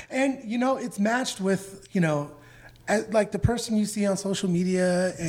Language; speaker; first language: English; native; English